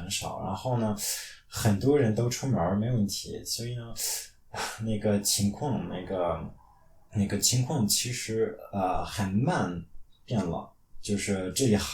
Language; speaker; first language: Chinese; non-native, fluent; French